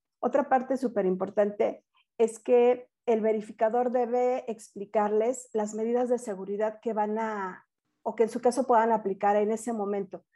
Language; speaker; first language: Spanish; native; Spanish